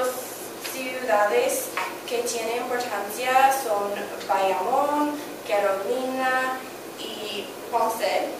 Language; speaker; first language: Spanish; non-native, learner; English